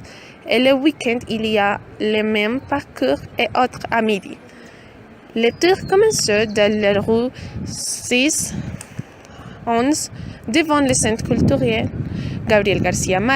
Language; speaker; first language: French; non-native, learner; Spanish